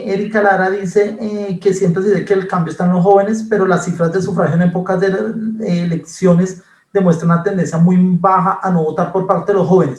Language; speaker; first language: Spanish; native; Spanish